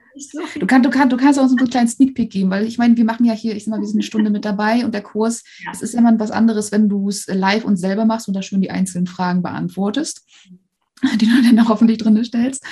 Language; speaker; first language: German; native; German